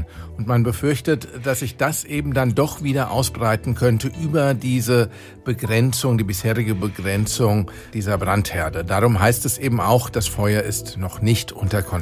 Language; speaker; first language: German; native; German